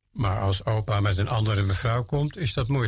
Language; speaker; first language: Dutch; native; Dutch